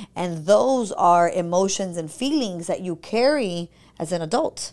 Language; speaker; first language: English; early bilingual, other home language; Spanish